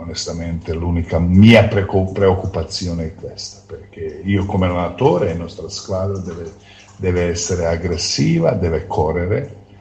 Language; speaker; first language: Italian; non-native, fluent; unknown